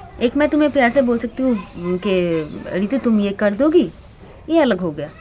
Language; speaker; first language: Hindi; non-native, local second language; Bangla